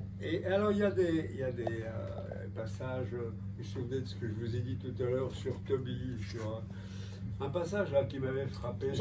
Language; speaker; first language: French; native; French